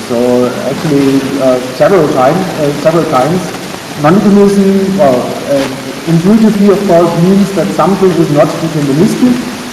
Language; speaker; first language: English; non-native, fluent; German